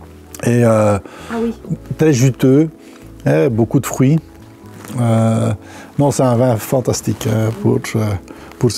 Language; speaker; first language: French; non-native, local second language; Dutch